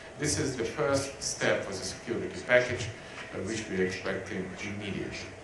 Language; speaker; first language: English; non-native, fluent; Ukrainian